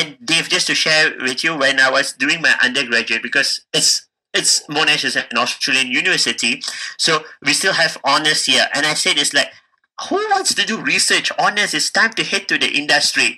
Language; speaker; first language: English; non-native, local second language; Tamil